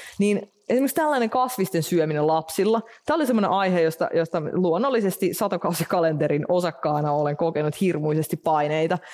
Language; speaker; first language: Finnish; non-native, fluent; Russian